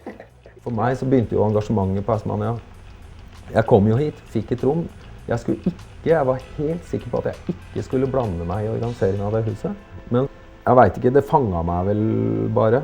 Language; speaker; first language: Norwegian; native; Norwegian